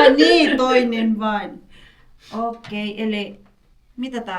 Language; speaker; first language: Finnish; non-native, learner; Filipino